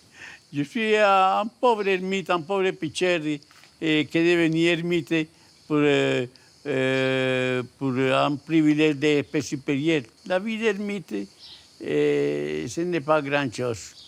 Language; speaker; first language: French; non-native, learner; Spanish